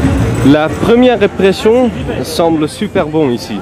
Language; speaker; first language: French; non-native, learner; Dutch